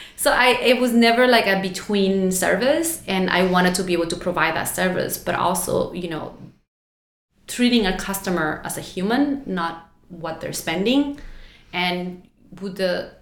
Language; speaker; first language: English; non-native, fluent; Spanish